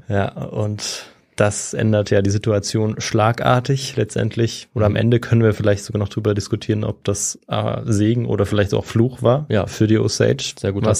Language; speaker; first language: German; native; German